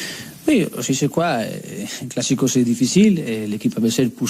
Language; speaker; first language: French; non-native, learner; Spanish